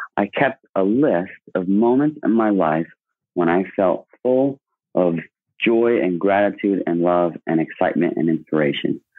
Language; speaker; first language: English; native; English